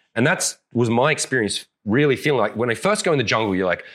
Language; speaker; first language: English; native; English